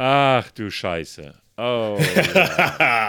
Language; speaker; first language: German; native; German